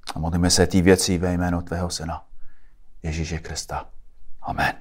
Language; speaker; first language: Czech; non-native, fluent; English